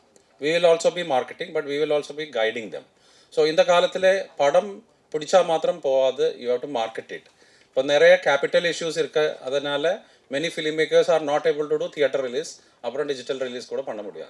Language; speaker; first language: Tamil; non-native, fluent; Malayalam